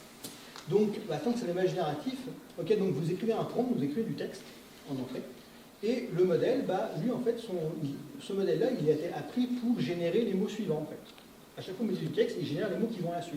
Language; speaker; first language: French; native; French